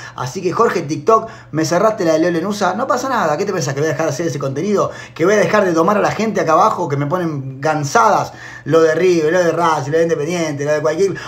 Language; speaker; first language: Spanish; native; Spanish